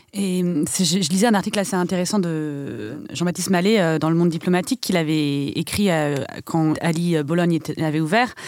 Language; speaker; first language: French; native; French